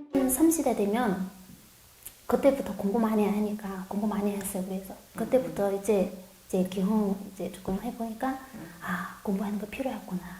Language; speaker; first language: Korean; non-native, learner; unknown